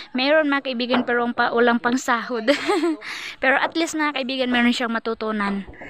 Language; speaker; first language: Filipino; non-native, local second language; Cebuano